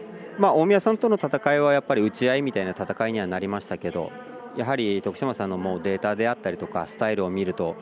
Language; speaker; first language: Japanese; native; Japanese